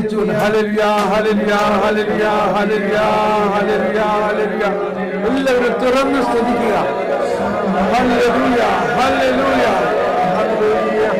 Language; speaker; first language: Malayalam; native; Malayalam